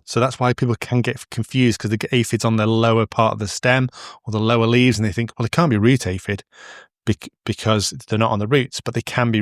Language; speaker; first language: English; native; English